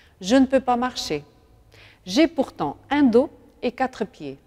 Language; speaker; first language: French; non-native, fluent; Portuguese